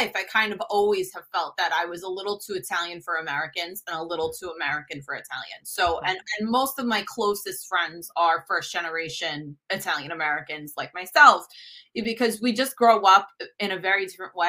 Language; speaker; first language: English; early bilingual, other home language; Italian